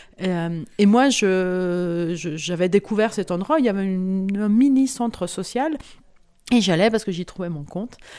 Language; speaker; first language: French; non-native, local second language; Italian